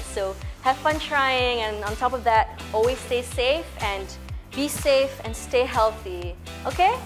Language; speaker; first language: English; non-native, local second language; Malay